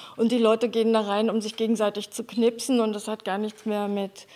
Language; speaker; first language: German; native; German